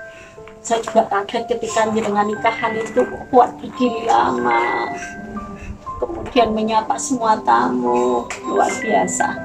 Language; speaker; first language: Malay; non-native, local second language; Javanese